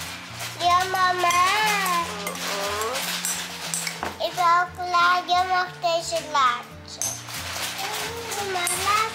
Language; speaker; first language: Dutch; early bilingual, other home language; Indonesian